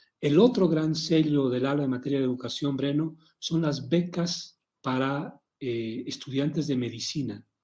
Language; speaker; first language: Spanish; native; Spanish